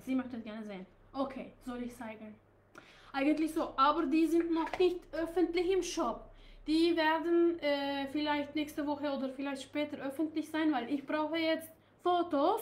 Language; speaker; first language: German; non-native, learner; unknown